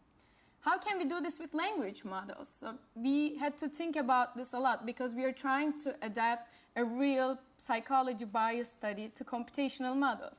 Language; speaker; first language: English; non-native, fluent; Turkish